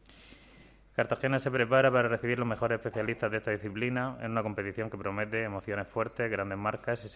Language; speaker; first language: Spanish; native; Spanish